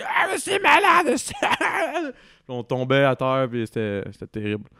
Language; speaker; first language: French; native; French